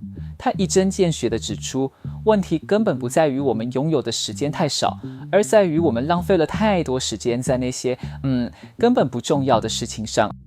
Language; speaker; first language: Chinese; native; Chinese